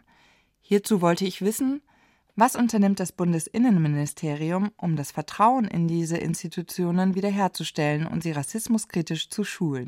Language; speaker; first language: German; native; German